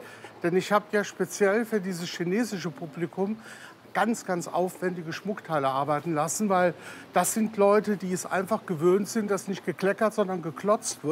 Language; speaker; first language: German; native; German